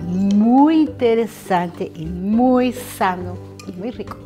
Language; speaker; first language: Spanish; non-native, fluent; Portuguese